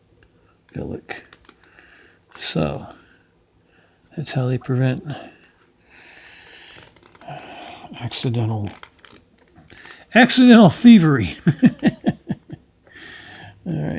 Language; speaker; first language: English; native; English